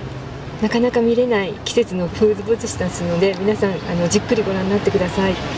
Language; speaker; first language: Japanese; native; Japanese